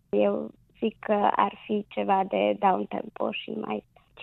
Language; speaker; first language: Romanian; non-native, local second language; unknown